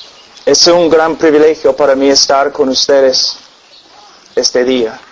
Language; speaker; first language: Spanish; non-native, fluent; English